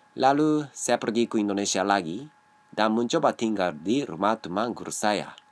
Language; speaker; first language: Indonesian; non-native, learner; Japanese